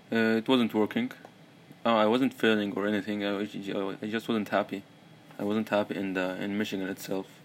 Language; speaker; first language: English; early bilingual, other home language; Arabic